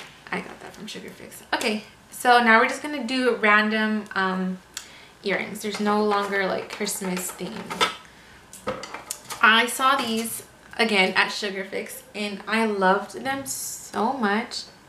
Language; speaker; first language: English; early bilingual, other home language; Spanish